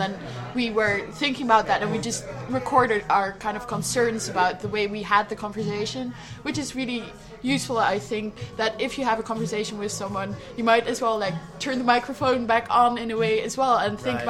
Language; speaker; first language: English; non-native, fluent; Dutch